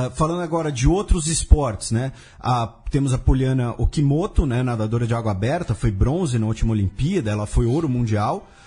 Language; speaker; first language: Portuguese; native; Portuguese